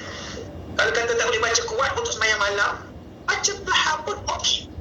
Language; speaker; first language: Malay; native; Malay